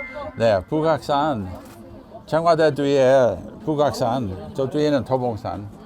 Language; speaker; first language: Korean; non-native, fluent; English